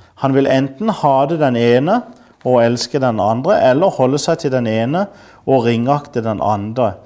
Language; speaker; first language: Norwegian; native; Norwegian